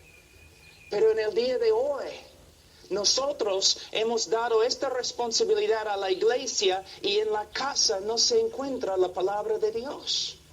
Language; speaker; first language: Spanish; non-native, fluent; English